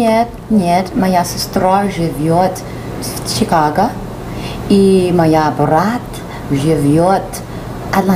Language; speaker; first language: Russian; non-native, learner; English